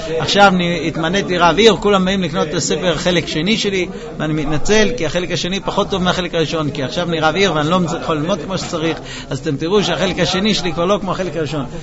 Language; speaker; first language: Hebrew; non-native, fluent; English